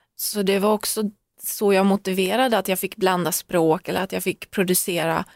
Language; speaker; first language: Swedish; early bilingual, other home language; Persian